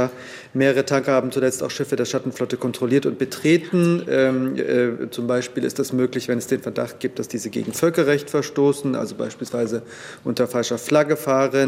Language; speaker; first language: German; native; German